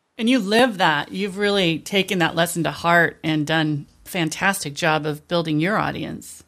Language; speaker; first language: English; native; English